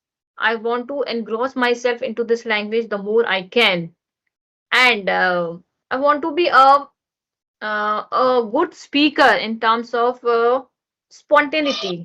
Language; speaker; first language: English; non-native, learner; Hindi